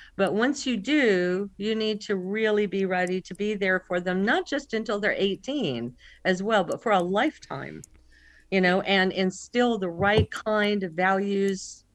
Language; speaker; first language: English; native; English